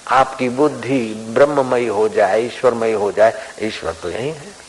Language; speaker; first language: Hindi; non-native, local second language; Sindhi